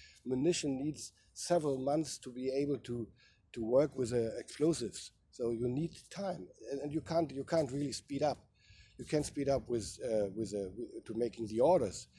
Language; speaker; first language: English; non-native, fluent; German